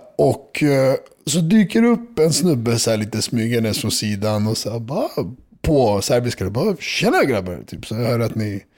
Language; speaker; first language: Swedish; early bilingual, other home language; Serbian